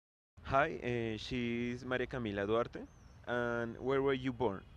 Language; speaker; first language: English; non-native, learner; Spanish